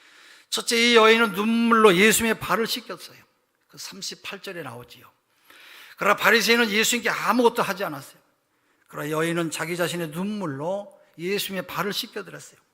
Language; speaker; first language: Korean; native; Korean